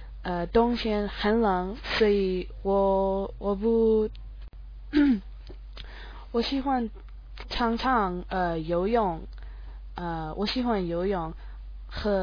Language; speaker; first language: Chinese; non-native, learner; English